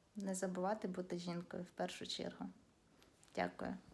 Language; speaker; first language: Ukrainian; non-native, local second language; Russian